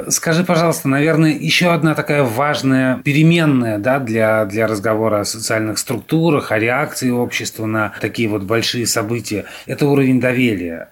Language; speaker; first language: Russian; native; Russian